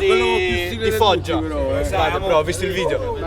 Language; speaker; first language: Italian; native; Italian